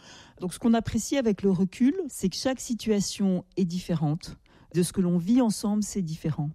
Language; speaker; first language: French; native; French